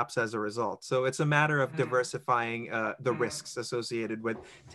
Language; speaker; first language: English; non-native, local second language; Filipino